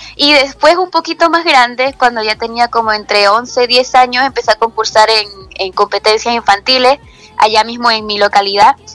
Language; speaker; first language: Spanish; native; Spanish